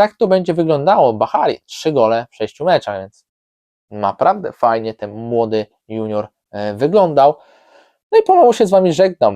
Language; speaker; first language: Polish; native; Polish